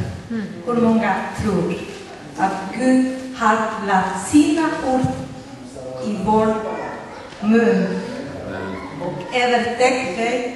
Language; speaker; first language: Swedish; non-native, fluent; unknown